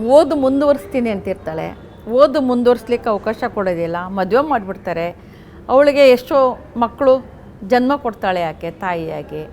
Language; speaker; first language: Kannada; non-native, local second language; Urdu